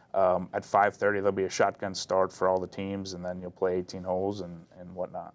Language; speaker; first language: English; native; English